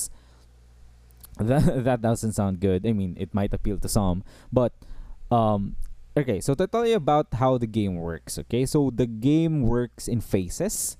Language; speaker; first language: English; non-native, local second language; Filipino